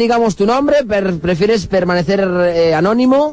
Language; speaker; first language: Spanish; native; Spanish